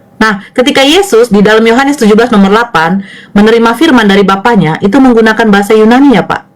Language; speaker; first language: Indonesian; native; Indonesian